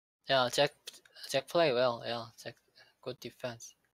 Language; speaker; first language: English; non-native, learner; Korean